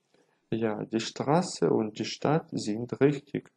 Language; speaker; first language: German; non-native, fluent; Ukrainian